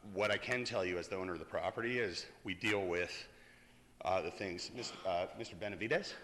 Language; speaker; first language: English; native; English